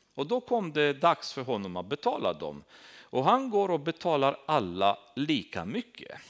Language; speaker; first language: Swedish; non-native, fluent; Romanian